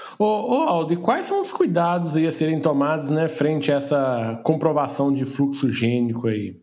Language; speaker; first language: Portuguese; native; Portuguese